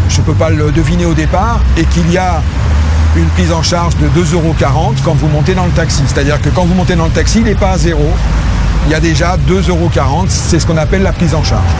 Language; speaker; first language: French; native; French